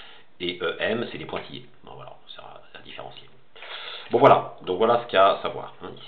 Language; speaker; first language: French; native; French